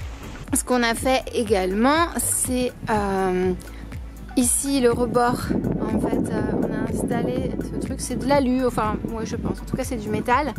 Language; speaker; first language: French; native; French